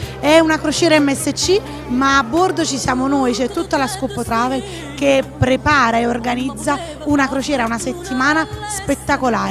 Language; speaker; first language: Italian; native; Italian